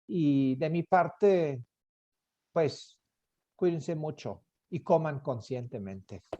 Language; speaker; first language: Spanish; native; Spanish